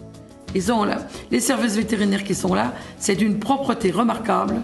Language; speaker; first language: French; native; French